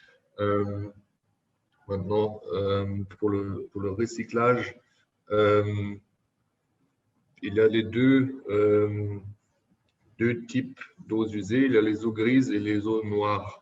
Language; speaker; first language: French; non-native, fluent; German